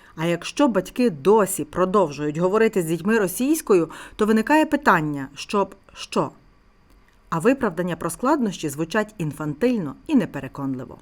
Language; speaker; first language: Ukrainian; native; Ukrainian